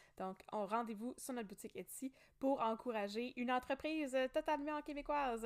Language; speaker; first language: French; native; French